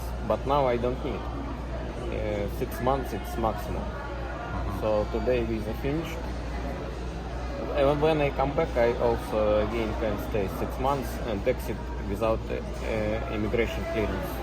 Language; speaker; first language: English; non-native, learner; Russian